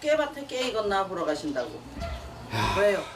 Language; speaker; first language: Korean; native; Korean